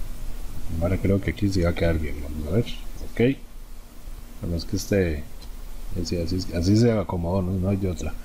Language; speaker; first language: Spanish; native; Spanish